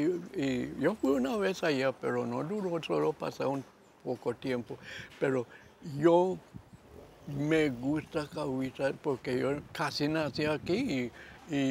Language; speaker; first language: Spanish; non-native, local second language; English